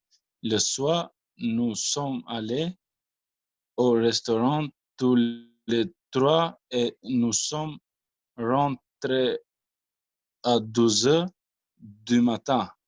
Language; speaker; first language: French; non-native, learner; Albanian